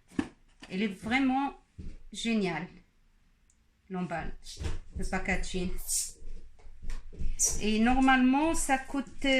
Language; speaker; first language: French; non-native, local second language; Arabic